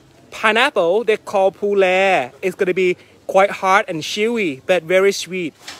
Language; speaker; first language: English; non-native, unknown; Thai